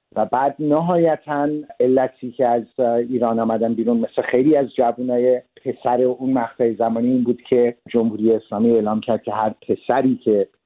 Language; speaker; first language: Persian; early bilingual, heritage; Persian